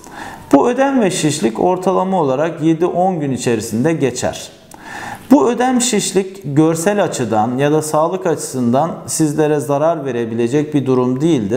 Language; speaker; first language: Turkish; native; Turkish